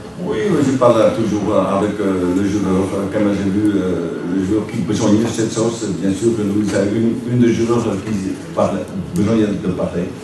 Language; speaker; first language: French; non-native, learner; Dutch